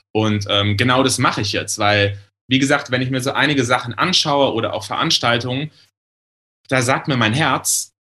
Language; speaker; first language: German; native; German